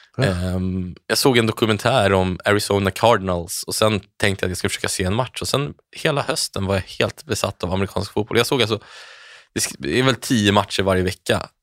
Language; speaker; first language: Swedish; native; Swedish